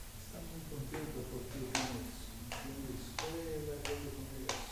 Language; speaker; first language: Spanish; non-native, learner; Portuguese